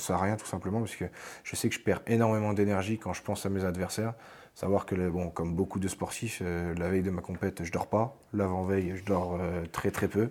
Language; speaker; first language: French; native; French